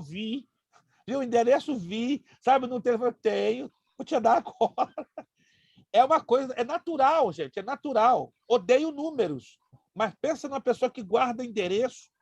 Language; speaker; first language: Portuguese; native; Portuguese